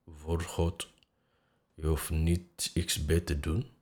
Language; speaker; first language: Dutch; non-native, fluent; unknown